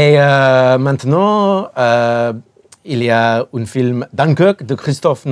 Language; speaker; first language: French; non-native, learner; English